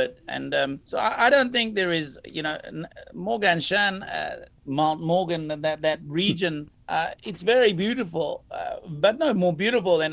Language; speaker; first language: English; native; English